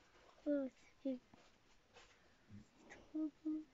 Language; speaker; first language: French; native; French